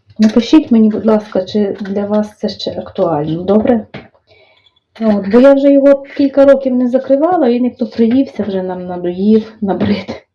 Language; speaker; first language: Ukrainian; native; Ukrainian